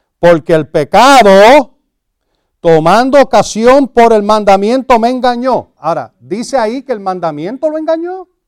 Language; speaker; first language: Spanish; early bilingual, heritage; Spanish